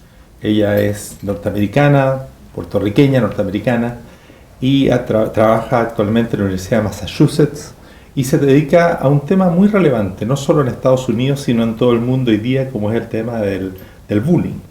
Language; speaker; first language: Spanish; native; Spanish